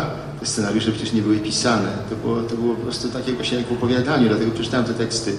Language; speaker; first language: Polish; native; Polish